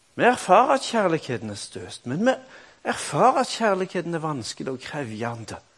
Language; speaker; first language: Norwegian; native; Norwegian